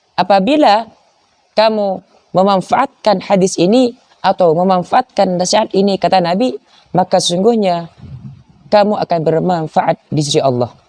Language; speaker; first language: Malay; non-native, local second language; Madurese